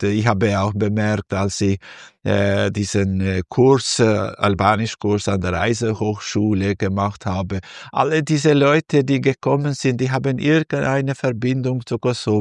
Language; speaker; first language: German; non-native, fluent; Albanian